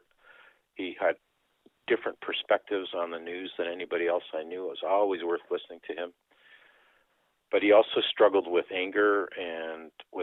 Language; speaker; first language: English; early bilingual, other home language; Dutch